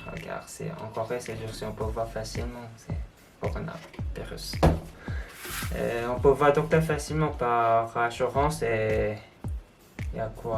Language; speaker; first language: French; non-native, learner; Korean